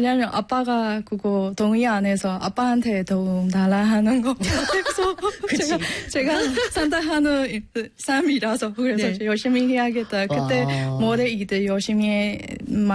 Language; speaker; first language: Korean; non-native, learner; Burmese